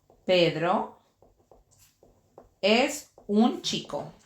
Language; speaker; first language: Spanish; early bilingual, heritage; Spanish